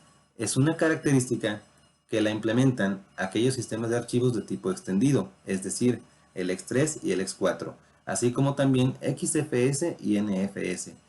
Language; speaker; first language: Spanish; native; Spanish